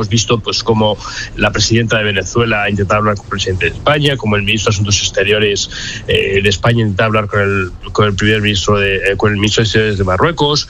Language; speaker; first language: Spanish; native; Spanish